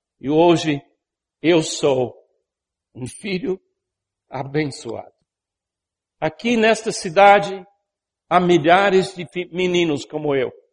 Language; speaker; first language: Portuguese; non-native, fluent; English